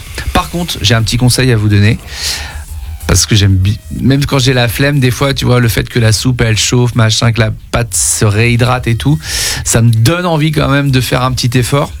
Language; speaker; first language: French; native; French